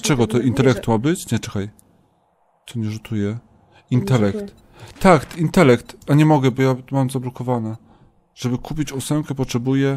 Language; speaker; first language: Polish; native; Polish